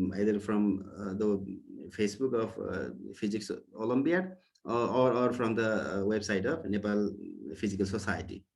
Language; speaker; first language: English; non-native, local second language; Nepali